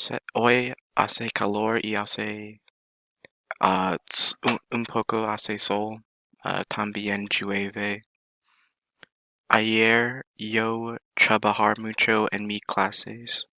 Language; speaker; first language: Spanish; non-native, learner; English